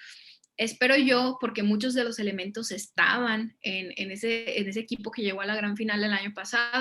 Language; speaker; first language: Spanish; native; Spanish